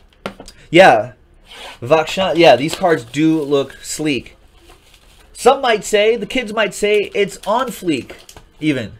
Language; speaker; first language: English; native; English